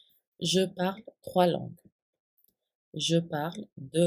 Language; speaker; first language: French; non-native, fluent; Hindi